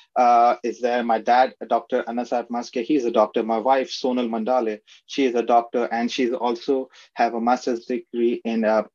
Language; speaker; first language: English; non-native, local second language; Marathi